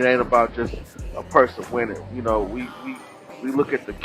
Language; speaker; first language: English; native; English